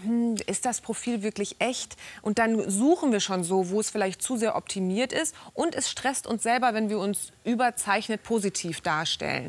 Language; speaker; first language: German; native; German